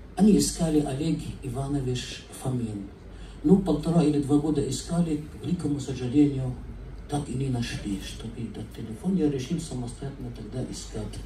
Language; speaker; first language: Russian; non-native, fluent; Arabic